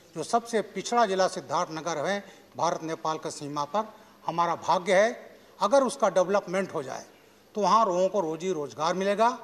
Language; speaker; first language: Hindi; native; Hindi